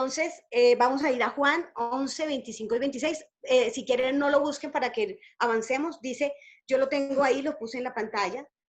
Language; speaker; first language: Spanish; native; Spanish